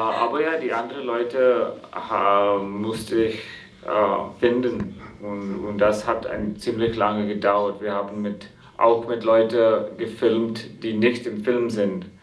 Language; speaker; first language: German; non-native, fluent; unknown